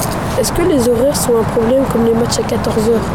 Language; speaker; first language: French; native; French